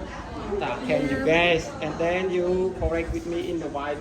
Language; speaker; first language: English; non-native, learner; Khmer